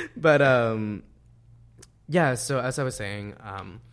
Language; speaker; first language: English; non-native, fluent; Spanish